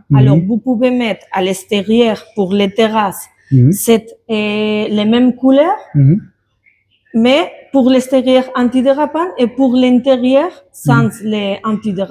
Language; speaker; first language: French; non-native, learner; Spanish